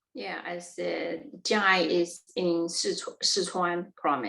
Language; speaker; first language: English; non-native, learner; Chinese